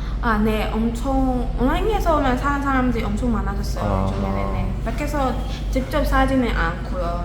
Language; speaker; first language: Korean; non-native, learner; Burmese